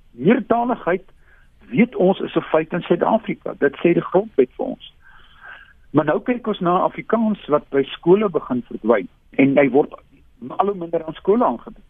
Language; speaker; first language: Afrikaans; native; Afrikaans